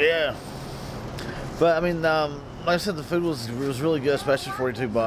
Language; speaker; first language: English; native; English